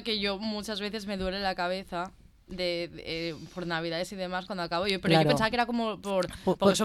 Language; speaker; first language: Spanish; native; Spanish